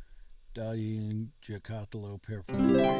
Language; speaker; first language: Italian; non-native, learner; English